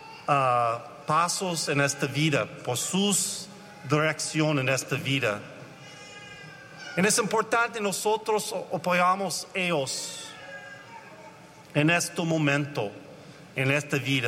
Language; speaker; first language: Spanish; non-native, learner; English